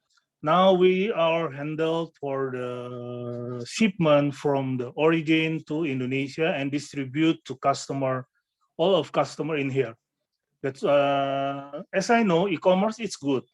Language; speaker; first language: English; non-native, fluent; Indonesian